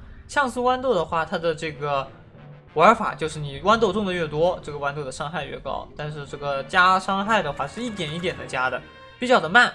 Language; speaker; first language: Chinese; native; Chinese